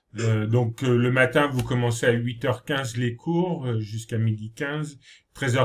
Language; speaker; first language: French; native; French